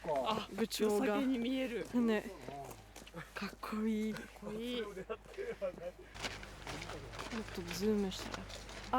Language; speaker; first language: Japanese; non-native, fluent; French